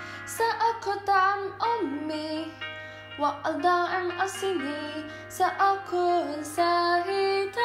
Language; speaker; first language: Arabic; non-native, learner; English